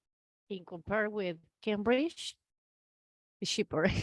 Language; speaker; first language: English; non-native, learner; Spanish